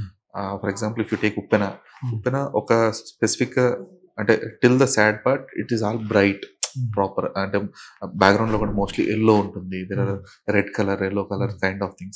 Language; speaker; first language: Telugu; native; Telugu